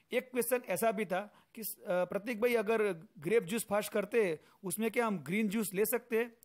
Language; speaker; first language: Hindi; non-native, local second language; Gujarati